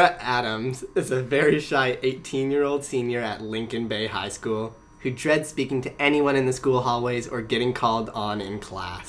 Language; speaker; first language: English; native; English